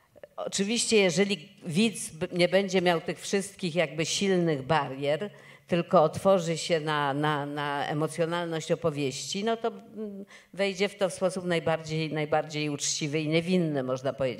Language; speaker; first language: Polish; native; Polish